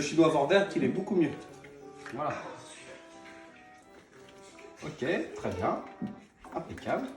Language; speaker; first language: French; native; French